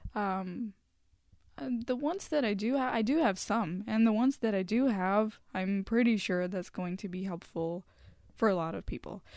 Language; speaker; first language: English; non-native, local second language; Hindi